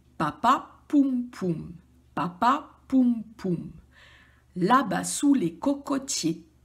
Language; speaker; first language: French; native; French